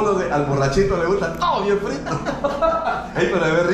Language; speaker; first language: Spanish; native; Spanish